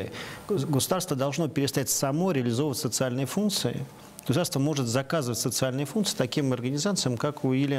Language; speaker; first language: Russian; native; Russian